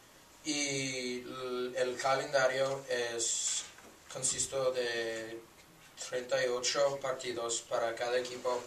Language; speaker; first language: Spanish; non-native, learner; English